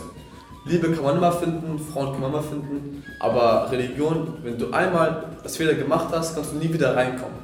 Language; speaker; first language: German; non-native, fluent; Kurdish